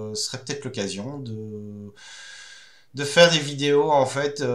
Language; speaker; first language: French; native; French